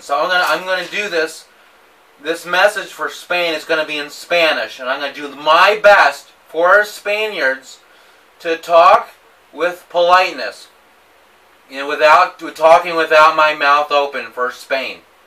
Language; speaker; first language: English; native; English